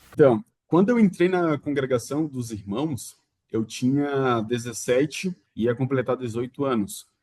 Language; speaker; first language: Portuguese; native; Portuguese